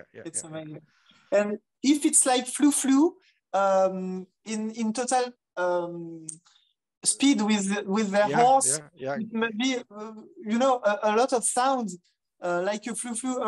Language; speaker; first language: English; non-native, fluent; French